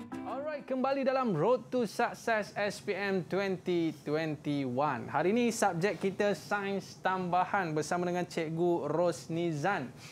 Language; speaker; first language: Malay; native; Malay